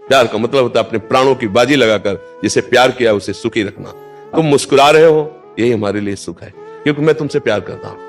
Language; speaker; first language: Hindi; native; Hindi